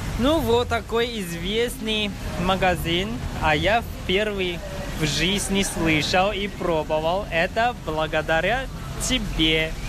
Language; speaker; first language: Russian; non-native, learner; Chinese